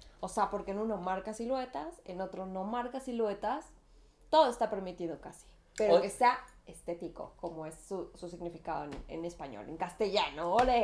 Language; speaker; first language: Spanish; native; Spanish